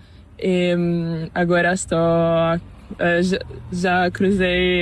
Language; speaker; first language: Portuguese; non-native, learner; Italian